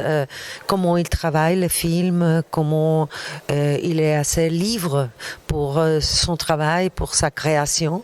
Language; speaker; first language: French; non-native, fluent; Arabic